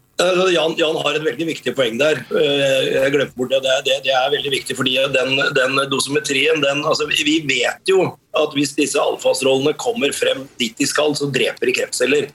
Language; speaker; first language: Norwegian; native; Norwegian